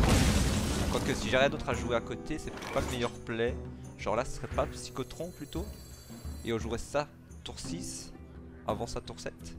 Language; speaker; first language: French; native; French